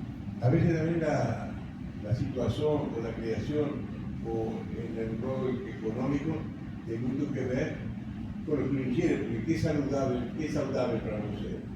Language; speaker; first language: Spanish; non-native, learner; Portuguese